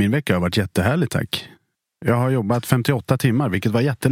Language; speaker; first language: Swedish; native; Swedish